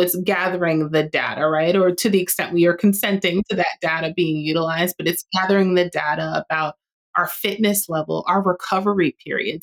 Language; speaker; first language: English; native; English